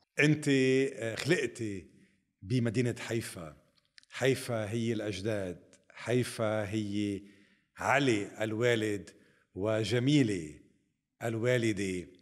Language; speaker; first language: Arabic; native; Arabic